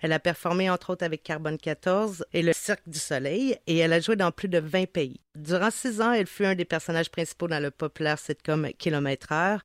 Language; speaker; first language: French; native; French